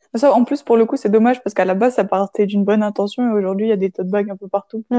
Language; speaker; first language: French; native; French